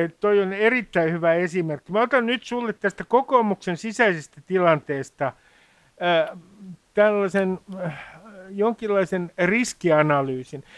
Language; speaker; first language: Finnish; native; Finnish